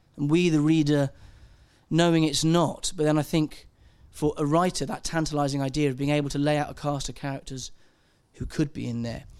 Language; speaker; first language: English; native; English